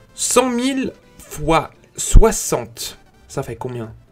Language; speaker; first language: French; native; French